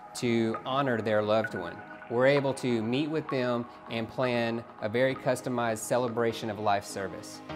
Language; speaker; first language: English; native; English